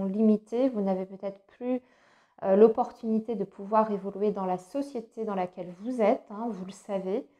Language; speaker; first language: French; native; French